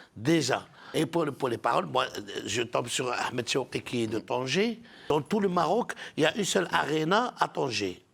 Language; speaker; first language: French; non-native, local second language; Arabic